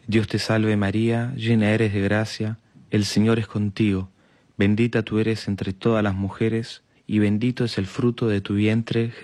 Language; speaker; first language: Spanish; native; Spanish